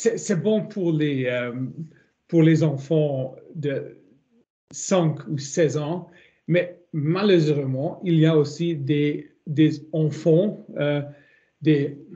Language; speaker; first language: French; non-native, learner; German